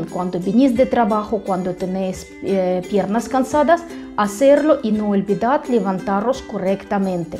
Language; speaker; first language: Spanish; non-native, fluent; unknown